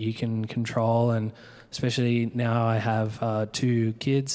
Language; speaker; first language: English; native; English